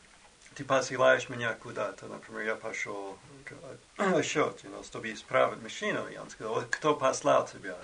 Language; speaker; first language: Russian; non-native, fluent; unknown